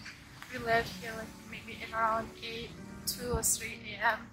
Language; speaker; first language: English; non-native, learner; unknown